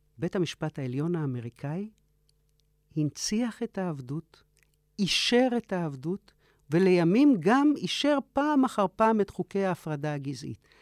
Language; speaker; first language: Hebrew; early bilingual, other home language; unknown